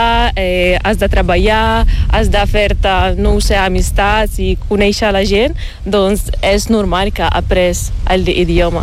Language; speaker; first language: Catalan; non-native, learner; Ukrainian